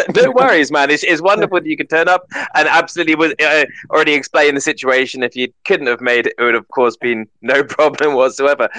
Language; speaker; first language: English; native; English